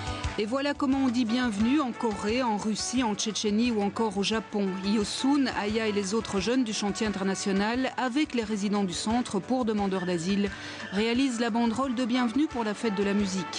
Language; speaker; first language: French; native; French